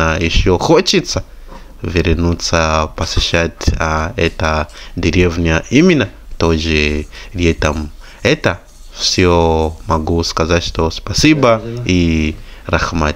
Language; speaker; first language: Russian; non-native, fluent; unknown